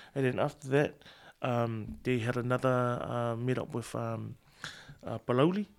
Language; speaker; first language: English; non-native, fluent; Samoan